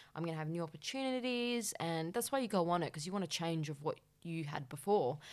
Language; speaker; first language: English; native; English